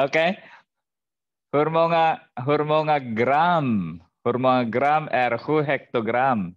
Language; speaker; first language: Swedish; non-native, fluent; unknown